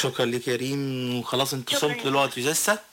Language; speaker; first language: Arabic; native; Arabic